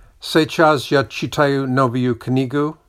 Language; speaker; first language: Russian; non-native, learner; English